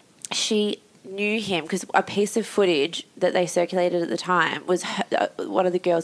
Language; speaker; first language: English; native; English